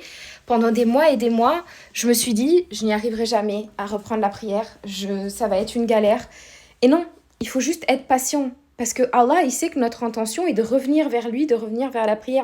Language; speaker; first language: French; native; French